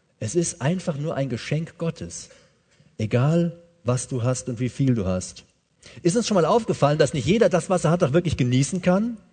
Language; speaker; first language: German; native; German